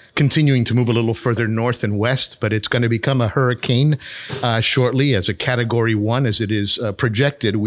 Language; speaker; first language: English; native; English